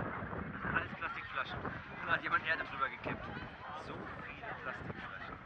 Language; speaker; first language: German; native; German